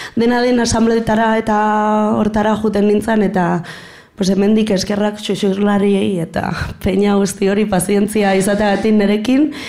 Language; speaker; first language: Basque; non-native, fluent; Spanish